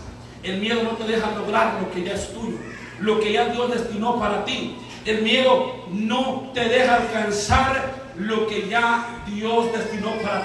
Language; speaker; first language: Spanish; native; Spanish